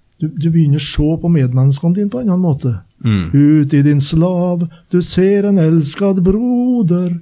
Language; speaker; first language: Norwegian; native; Norwegian